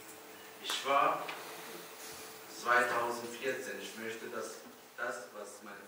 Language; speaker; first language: German; early bilingual, other home language; Kurdish